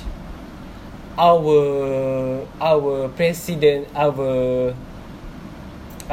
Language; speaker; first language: English; non-native, local second language; Malay